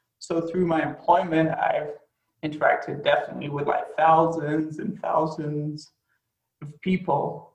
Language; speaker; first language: English; native; English